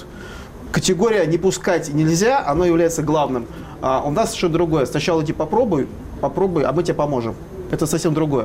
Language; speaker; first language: Russian; native; Russian